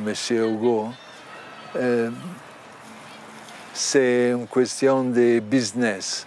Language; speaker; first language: French; non-native, learner; Italian